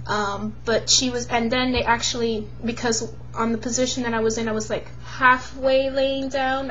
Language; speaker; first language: English; native; English